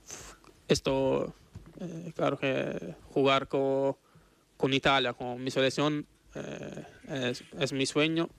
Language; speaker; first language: Spanish; non-native, fluent; Italian